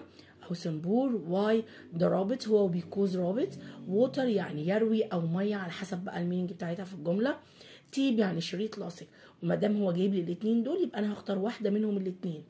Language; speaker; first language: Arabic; native; Arabic